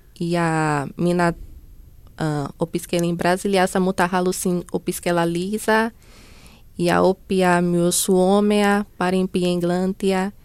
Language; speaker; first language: Finnish; non-native, learner; Portuguese